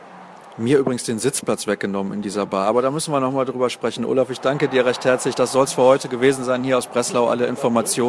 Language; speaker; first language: German; native; German